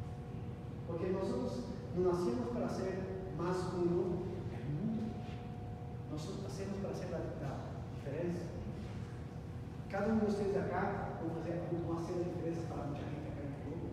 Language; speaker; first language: Spanish; non-native, learner; Portuguese